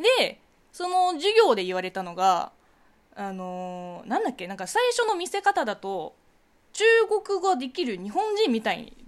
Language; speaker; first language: Japanese; non-native, fluent; Chinese